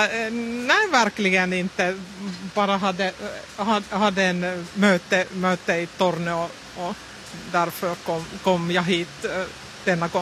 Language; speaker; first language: Swedish; non-native, learner; Finnish